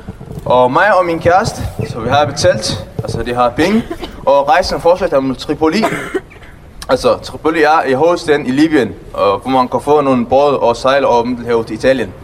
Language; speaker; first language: Danish; non-native, learner; Tigrinya